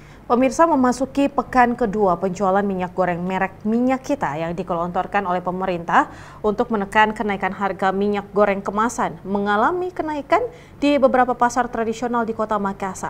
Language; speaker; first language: Indonesian; native; Indonesian